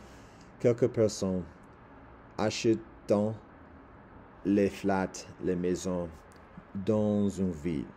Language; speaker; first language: French; non-native, learner; English